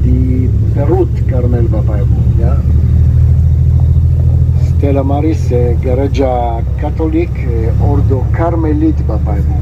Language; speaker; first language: Indonesian; non-native, fluent; Hebrew